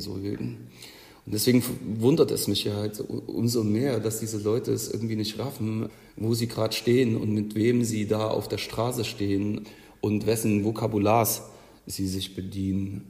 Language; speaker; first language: German; native; German